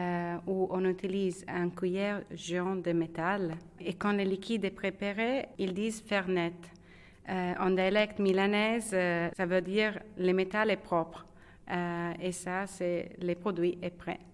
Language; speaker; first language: French; non-native, fluent; Italian